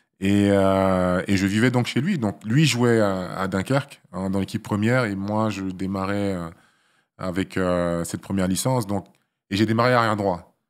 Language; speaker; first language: French; early bilingual, other home language; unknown